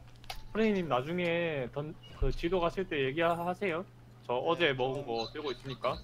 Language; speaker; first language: Korean; native; Korean